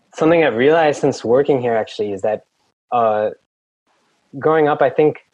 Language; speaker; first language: English; non-native, local second language; Hindi